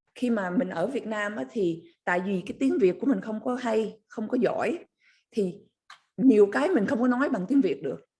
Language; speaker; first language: Vietnamese; early bilingual, other home language; English